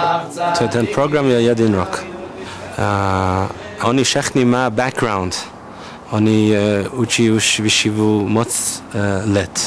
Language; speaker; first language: Czech; non-native, learner; English